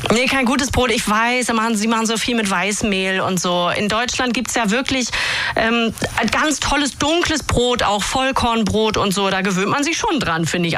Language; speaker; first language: German; native; German